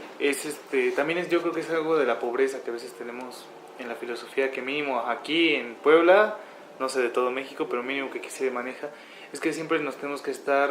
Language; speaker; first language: Spanish; native; Spanish